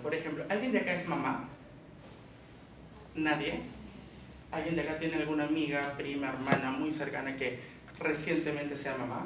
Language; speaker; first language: Spanish; native; Spanish